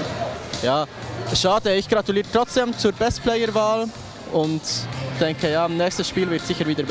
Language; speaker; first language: German; native; German